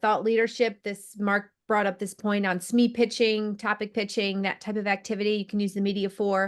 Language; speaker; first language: English; native; English